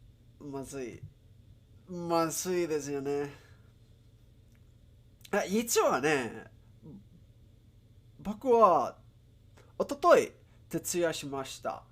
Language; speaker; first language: Japanese; non-native, learner; English